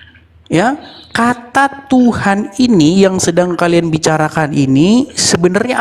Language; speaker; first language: Indonesian; native; Indonesian